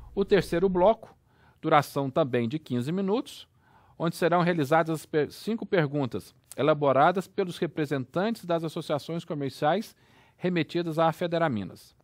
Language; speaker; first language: Portuguese; native; Portuguese